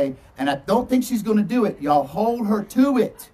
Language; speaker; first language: English; native; English